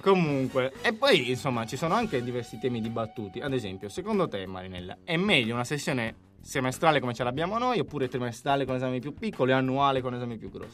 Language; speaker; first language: Italian; native; Italian